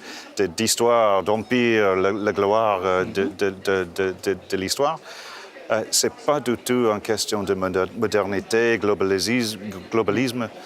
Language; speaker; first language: French; non-native, fluent; English